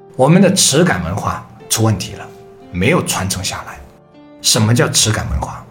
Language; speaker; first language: Chinese; native; Chinese